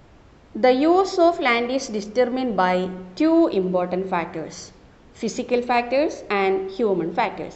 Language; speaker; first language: English; non-native, local second language; Malayalam